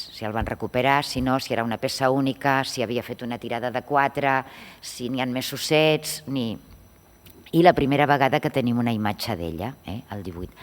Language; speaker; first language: Catalan; non-native, local second language; Spanish